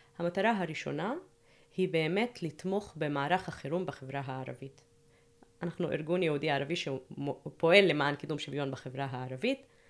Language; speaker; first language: Hebrew; non-native, local second language; Arabic